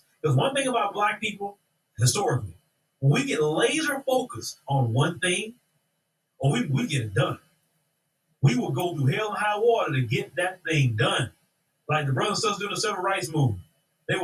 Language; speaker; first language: English; native; English